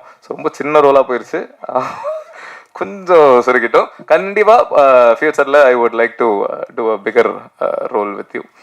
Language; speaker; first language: Tamil; native; Tamil